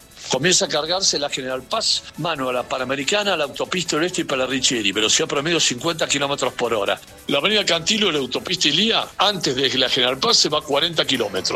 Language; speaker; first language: Spanish; native; Spanish